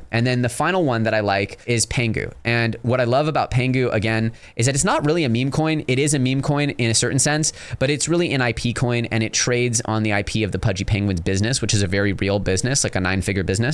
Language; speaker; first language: English; native; English